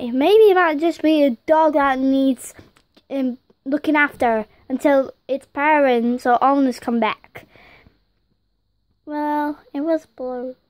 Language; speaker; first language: English; native; English